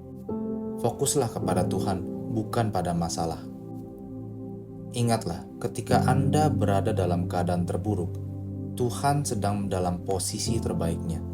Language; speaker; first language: Indonesian; native; Indonesian